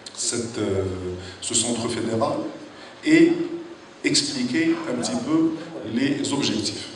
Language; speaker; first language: French; non-native, local second language; Arabic